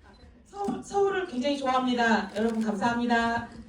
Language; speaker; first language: Korean; native; Korean